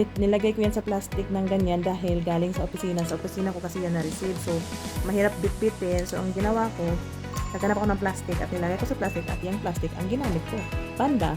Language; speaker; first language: Filipino; non-native, local second language; Cebuano